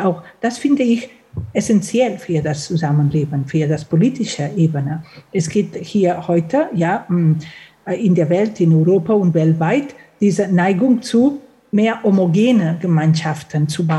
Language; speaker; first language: German; non-native, fluent; Catalan